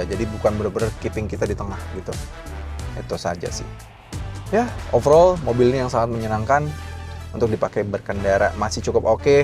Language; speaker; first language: Indonesian; native; Indonesian